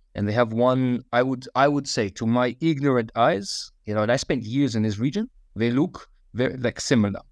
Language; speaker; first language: English; non-native, fluent; Russian